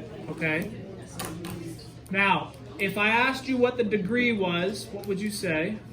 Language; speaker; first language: English; native; English